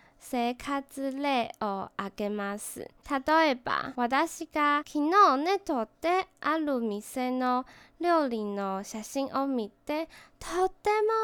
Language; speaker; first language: Japanese; non-native, learner; Chinese